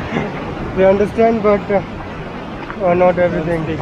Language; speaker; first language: English; non-native, local second language; Marathi